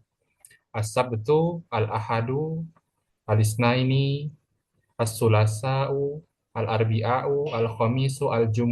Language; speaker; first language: Arabic; non-native, fluent; Indonesian